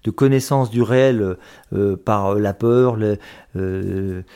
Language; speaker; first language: French; native; French